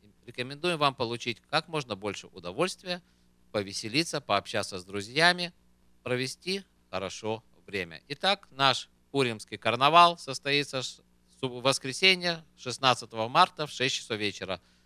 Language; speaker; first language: Russian; native; Russian